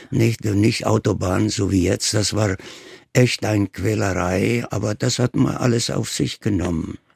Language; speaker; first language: German; non-native, fluent; Italian